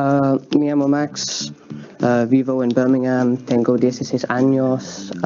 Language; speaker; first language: Spanish; non-native, learner; English